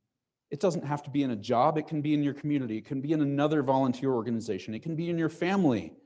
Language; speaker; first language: English; native; English